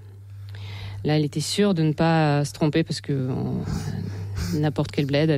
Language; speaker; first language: French; non-native, fluent; Russian